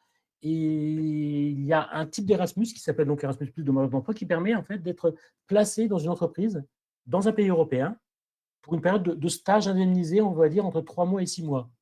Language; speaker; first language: French; native; French